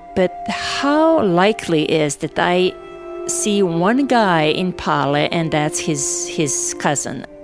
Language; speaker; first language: English; non-native, fluent; Serbian